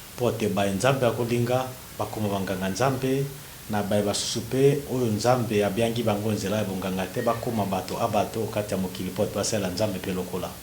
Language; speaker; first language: Lingala; native; Lingala